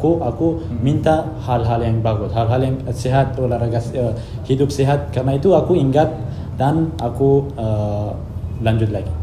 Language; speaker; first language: Indonesian; non-native, fluent; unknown